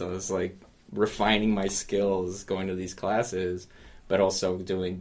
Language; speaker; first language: English; native; English